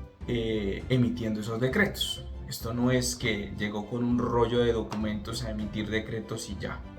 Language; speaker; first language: Spanish; native; Spanish